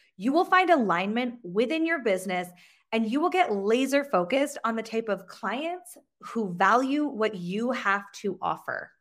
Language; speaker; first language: English; native; English